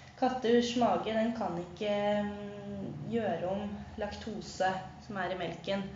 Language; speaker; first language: Norwegian; native; Norwegian